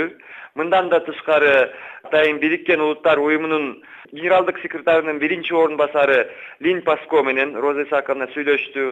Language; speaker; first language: Kyrgyz; native; Kyrgyz